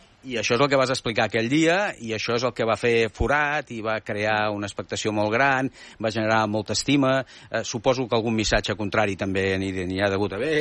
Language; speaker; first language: Catalan; native; Catalan